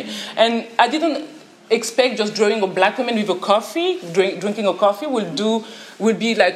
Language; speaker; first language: English; non-native, fluent; French